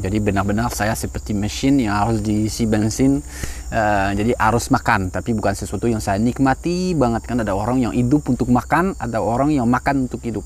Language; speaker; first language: Indonesian; non-native, fluent; French